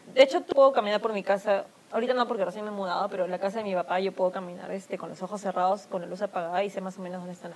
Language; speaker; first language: Spanish; native; Spanish